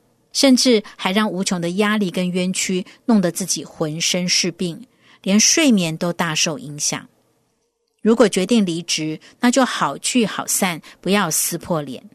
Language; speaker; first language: Chinese; native; Chinese